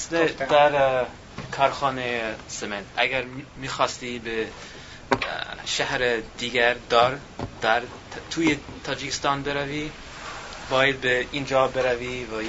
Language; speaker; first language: Persian; non-native, learner; English